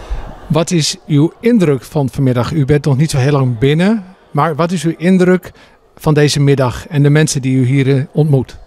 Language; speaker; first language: Dutch; native; Dutch